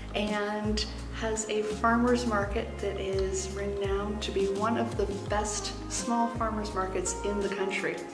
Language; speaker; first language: English; native; English